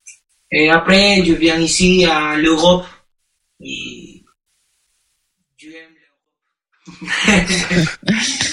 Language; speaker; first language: French; non-native, learner; Spanish